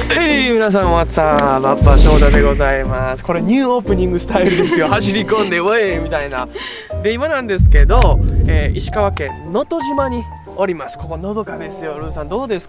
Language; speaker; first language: Japanese; native; Japanese